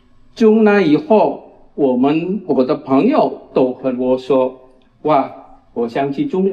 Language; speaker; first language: Chinese; non-native, fluent; Indonesian